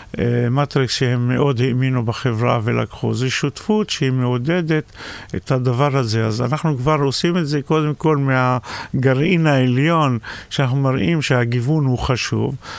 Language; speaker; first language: Hebrew; non-native, local second language; Arabic